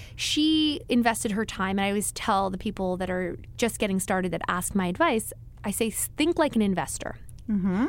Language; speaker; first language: English; native; English